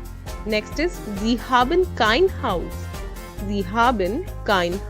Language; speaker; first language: German; non-native, fluent; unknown